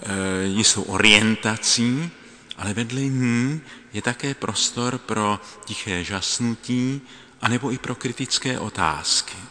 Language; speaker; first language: Czech; native; Czech